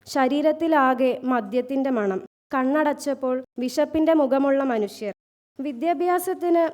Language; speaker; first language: Malayalam; native; Malayalam